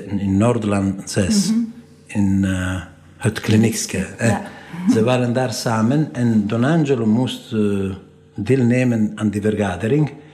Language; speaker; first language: Dutch; non-native, fluent; Italian